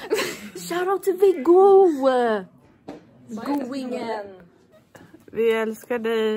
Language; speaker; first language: Swedish; native; Swedish